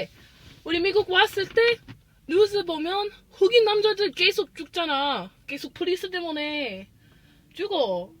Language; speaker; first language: Korean; non-native, learner; English